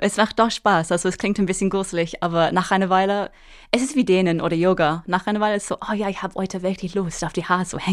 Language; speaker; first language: German; non-native, fluent; English